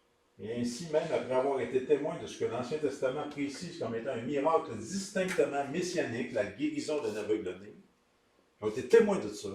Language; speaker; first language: French; native; French